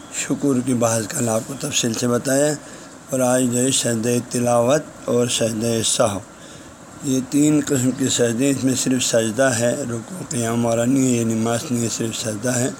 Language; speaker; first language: Urdu; non-native, local second language; Balti